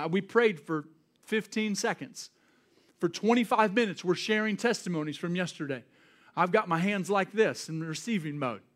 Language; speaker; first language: English; native; English